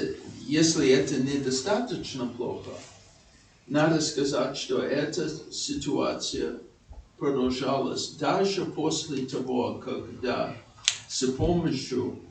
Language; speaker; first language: Russian; non-native, fluent; English